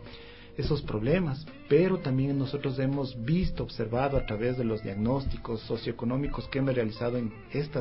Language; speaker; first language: Spanish; native; Spanish